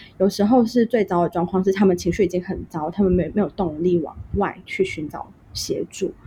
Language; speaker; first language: Chinese; non-native, local second language; Cantonese